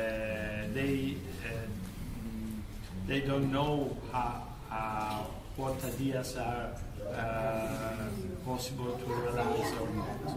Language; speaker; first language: English; non-native, learner; Italian